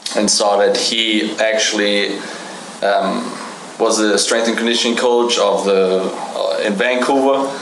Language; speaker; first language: English; non-native, fluent; German